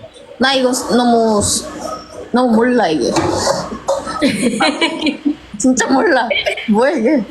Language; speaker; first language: Korean; non-native, learner; Filipino